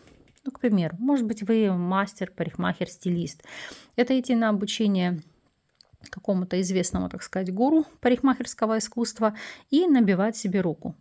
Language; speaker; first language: Russian; native; Russian